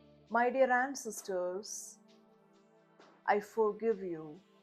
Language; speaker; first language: English; non-native, local second language; Malayalam